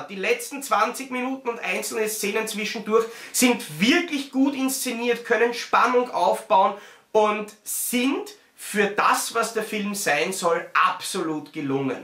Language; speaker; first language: German; native; German